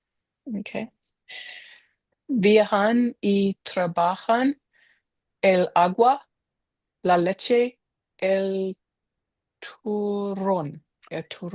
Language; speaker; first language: Spanish; non-native, learner; English